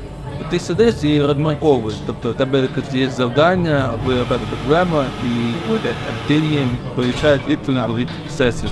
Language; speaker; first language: Ukrainian; native; Ukrainian